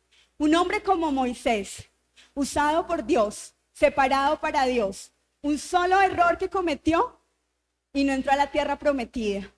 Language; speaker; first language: Spanish; native; Spanish